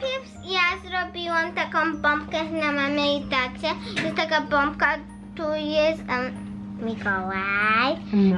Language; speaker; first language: Polish; early bilingual, heritage; Polish